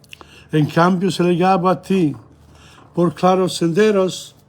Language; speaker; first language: Spanish; non-native, learner; English